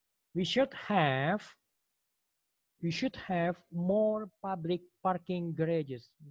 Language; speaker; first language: English; non-native, fluent; Indonesian